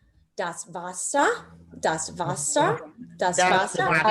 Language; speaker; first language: German; non-native, fluent; English